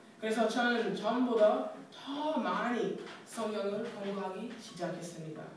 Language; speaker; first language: Korean; non-native, fluent; English